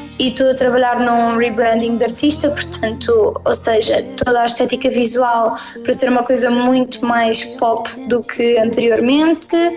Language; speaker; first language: Portuguese; native; Portuguese